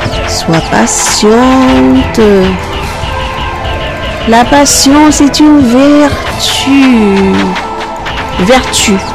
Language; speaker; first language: French; native; French